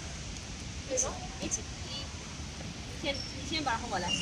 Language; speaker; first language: Chinese; non-native, learner; Urdu